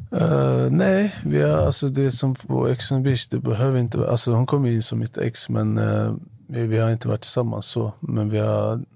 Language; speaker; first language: Swedish; non-native, fluent; Arabic